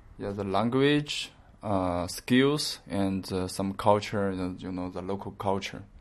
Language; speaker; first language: English; non-native, fluent; Chinese